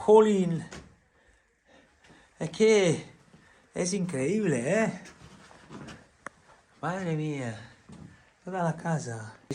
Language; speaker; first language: Spanish; non-native, fluent; Italian